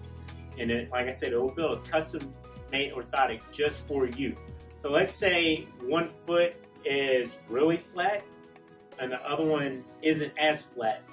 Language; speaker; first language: English; native; English